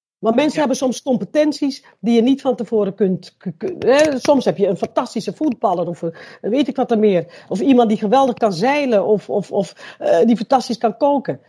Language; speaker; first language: Dutch; native; Dutch